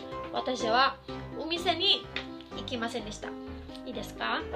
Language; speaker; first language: Japanese; non-native, fluent; Cebuano